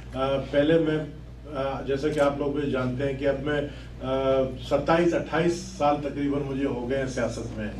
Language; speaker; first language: Urdu; non-native, local second language; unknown